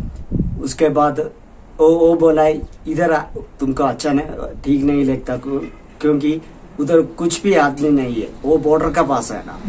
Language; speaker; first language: Hindi; non-native, local second language; Malayalam